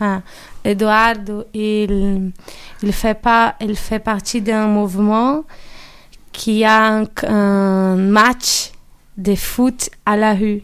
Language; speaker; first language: French; non-native, learner; Portuguese